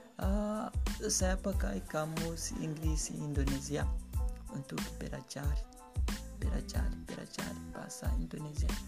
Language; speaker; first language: Indonesian; non-native, learner; Kinyarwanda